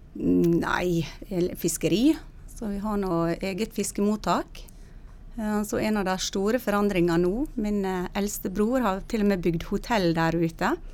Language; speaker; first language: Norwegian; native; Norwegian